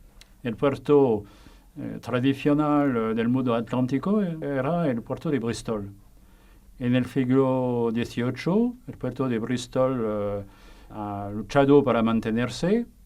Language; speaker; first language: Spanish; non-native, fluent; French